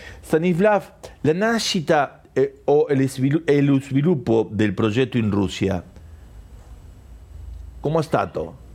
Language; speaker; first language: Italian; non-native, fluent; Spanish